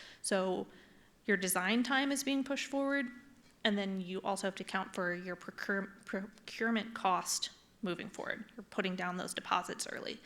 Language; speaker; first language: English; native; English